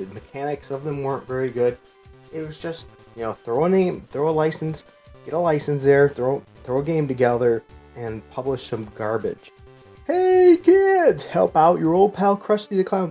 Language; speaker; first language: English; native; English